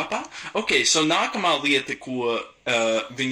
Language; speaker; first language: Latvian; non-native, local second language; English